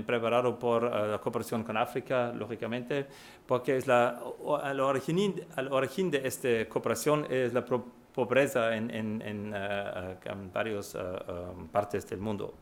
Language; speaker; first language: Spanish; non-native, fluent; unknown